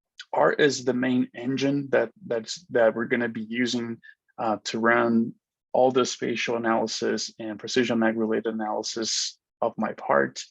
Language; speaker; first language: English; non-native, fluent; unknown